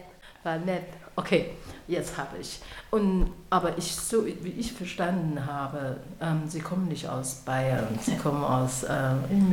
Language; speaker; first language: German; non-native, learner; Chinese